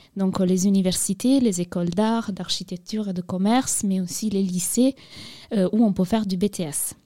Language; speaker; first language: French; non-native, fluent; Italian